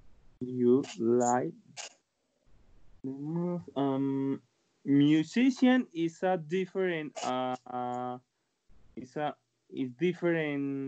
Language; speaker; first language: English; non-native, learner; Spanish